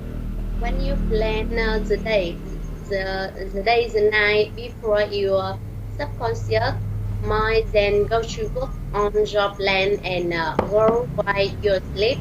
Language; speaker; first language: English; non-native, learner; Vietnamese